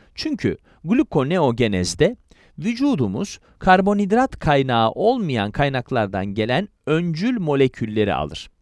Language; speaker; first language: Turkish; native; Turkish